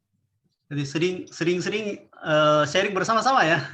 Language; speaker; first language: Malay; non-native, fluent; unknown